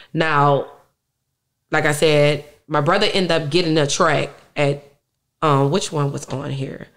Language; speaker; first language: English; native; English